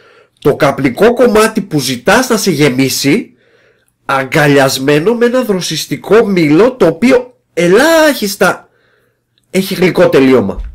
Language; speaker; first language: Greek; native; Greek